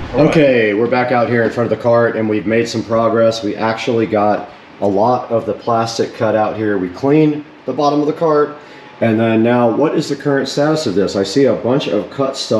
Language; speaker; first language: English; native; English